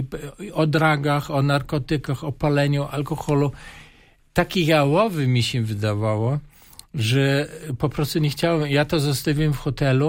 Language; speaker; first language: Polish; non-native, fluent; German